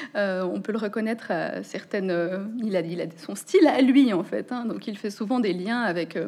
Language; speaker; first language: French; native; French